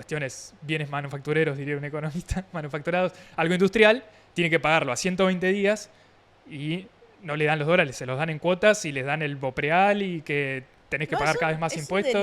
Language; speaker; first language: Spanish; native; Spanish